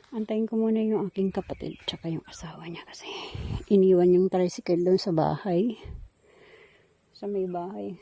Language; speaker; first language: Filipino; non-native, local second language; Bikol